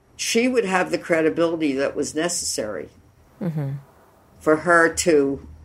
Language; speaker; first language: English; native; English